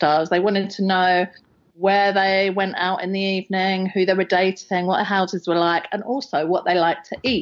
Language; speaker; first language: English; native; English